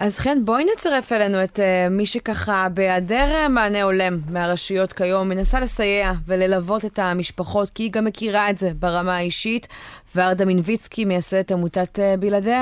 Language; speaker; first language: Hebrew; native; Hebrew